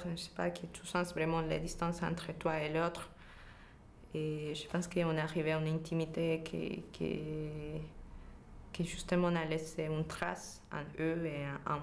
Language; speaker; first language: French; non-native, fluent; Spanish